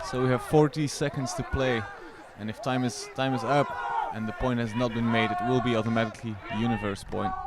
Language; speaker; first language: English; non-native, fluent; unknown